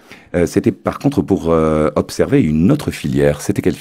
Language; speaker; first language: French; native; French